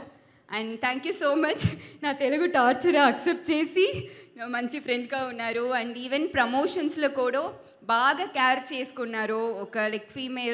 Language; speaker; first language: Telugu; non-native, learner; Tamil